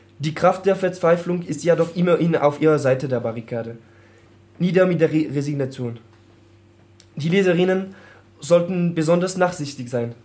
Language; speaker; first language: German; non-native, fluent; French